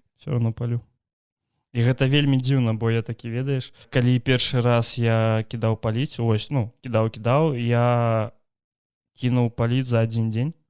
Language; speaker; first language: Belarusian; native; Belarusian